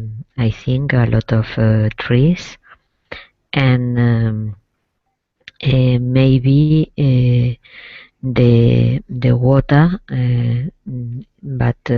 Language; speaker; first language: English; non-native, learner; Spanish